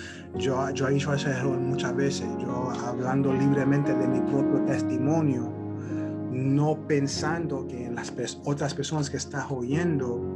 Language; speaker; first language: Spanish; early bilingual, heritage; Spanish